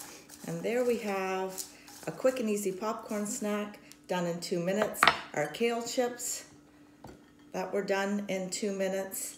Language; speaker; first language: English; native; English